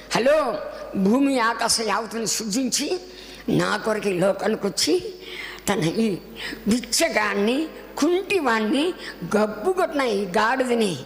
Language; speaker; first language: Telugu; non-native, local second language; Tamil